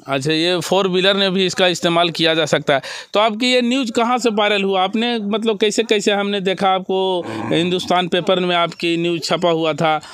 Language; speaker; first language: Hindi; native; Hindi